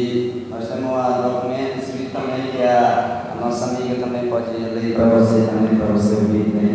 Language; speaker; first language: Portuguese; non-native, local second language; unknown